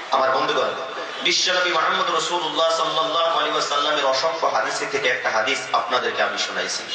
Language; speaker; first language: Bangla; non-native, local second language; Assamese